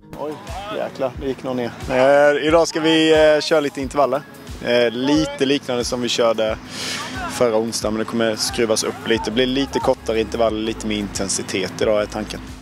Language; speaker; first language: Swedish; native; Swedish